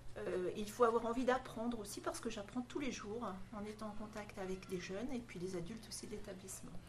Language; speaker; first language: French; native; French